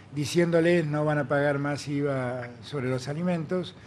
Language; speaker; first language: Spanish; native; Spanish